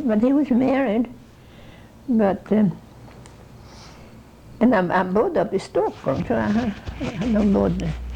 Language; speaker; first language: English; non-native, fluent; Swedish